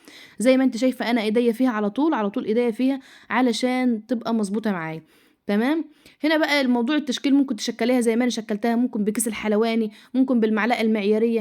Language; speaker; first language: Arabic; native; Arabic